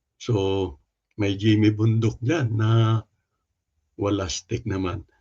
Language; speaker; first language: Filipino; non-native, local second language; Cebuano